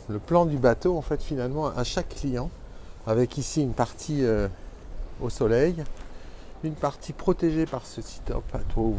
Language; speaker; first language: French; native; French